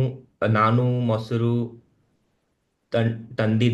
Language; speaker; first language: Kannada; non-native, learner; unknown